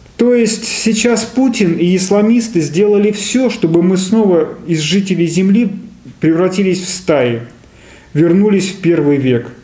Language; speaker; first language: Russian; native; Russian